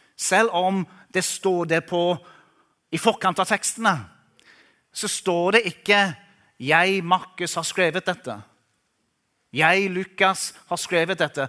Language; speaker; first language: Norwegian; non-native, fluent; English